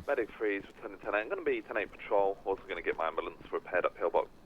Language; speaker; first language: English; native; English